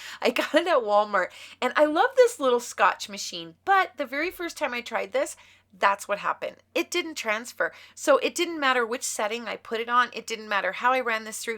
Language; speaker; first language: English; native; English